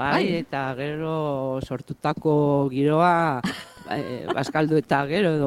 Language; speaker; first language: Basque; non-native, local second language; Spanish